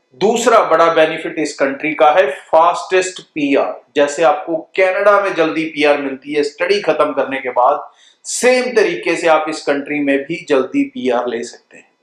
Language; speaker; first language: Hindi; non-native, local second language; Punjabi